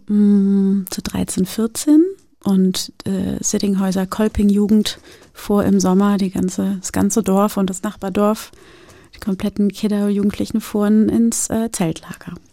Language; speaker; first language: German; early bilingual, other home language; Portuguese